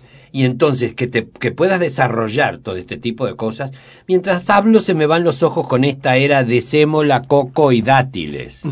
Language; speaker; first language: Spanish; native; Spanish